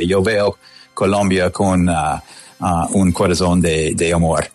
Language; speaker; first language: Spanish; non-native, fluent; English